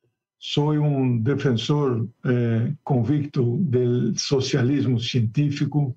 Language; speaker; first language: Spanish; non-native, learner; Portuguese